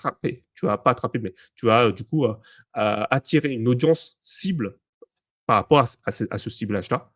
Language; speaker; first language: French; native; French